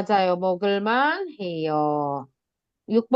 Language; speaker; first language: Korean; non-native, fluent; Indonesian